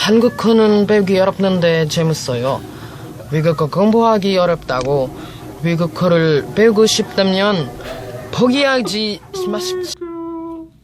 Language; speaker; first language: Korean; non-native, learner; Filipino